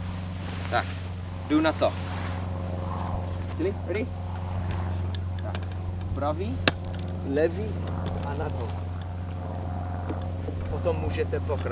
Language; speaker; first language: Czech; non-native, learner; English